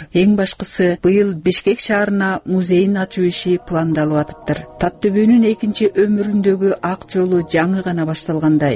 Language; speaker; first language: Kyrgyz; native; Kyrgyz